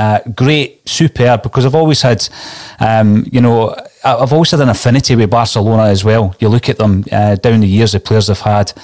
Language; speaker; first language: English; native; English